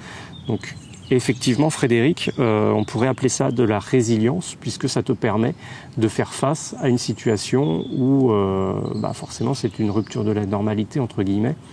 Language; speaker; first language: French; native; French